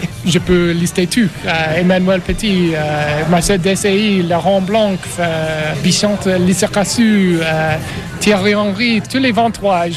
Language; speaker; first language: French; non-native, learner; English